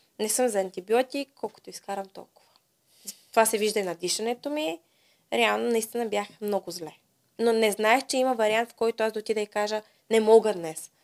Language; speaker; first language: Bulgarian; native; Bulgarian